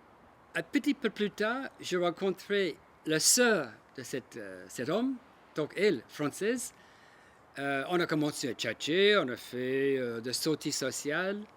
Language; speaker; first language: French; non-native, fluent; English